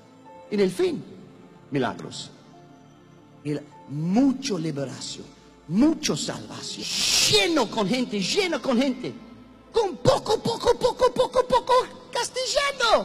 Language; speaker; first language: Spanish; non-native, learner; English